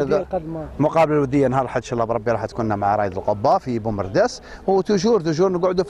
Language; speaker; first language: Arabic; native; Arabic